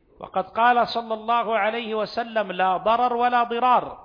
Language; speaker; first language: Arabic; native; Arabic